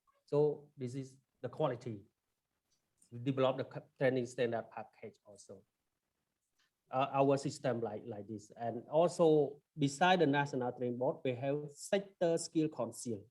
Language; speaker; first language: English; non-native, learner; Khmer